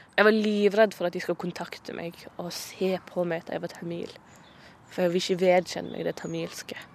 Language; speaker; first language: Norwegian; native; Norwegian